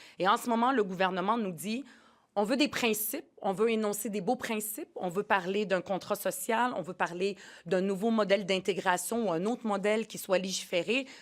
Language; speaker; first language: French; early bilingual, other home language; Arabic